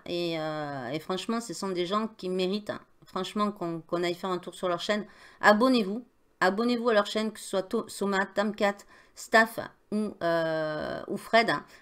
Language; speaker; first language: French; native; French